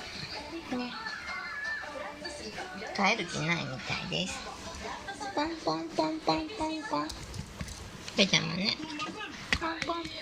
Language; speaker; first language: Japanese; native; Japanese